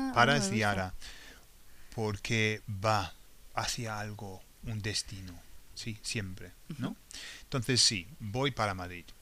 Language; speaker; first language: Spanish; non-native, fluent; English